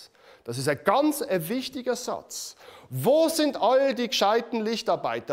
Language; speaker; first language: German; native; German